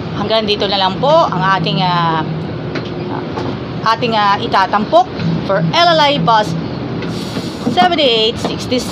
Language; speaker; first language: Filipino; native; Filipino